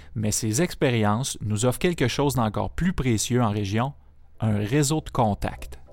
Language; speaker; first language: French; native; French